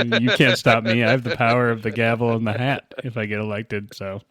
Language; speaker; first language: English; native; English